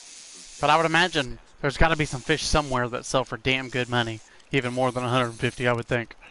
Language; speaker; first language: English; native; English